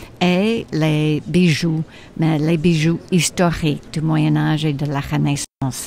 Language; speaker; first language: French; non-native, fluent; English